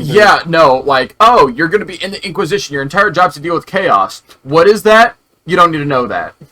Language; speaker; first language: English; native; English